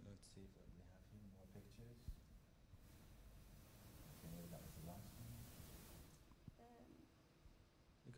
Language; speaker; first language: English; non-native, fluent; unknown